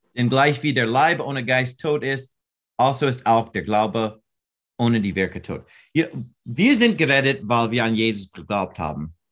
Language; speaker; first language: German; non-native, learner; English